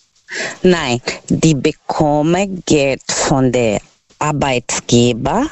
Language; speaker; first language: German; non-native, learner; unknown